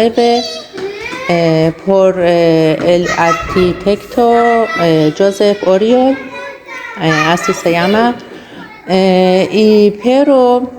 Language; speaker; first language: Spanish; non-native, learner; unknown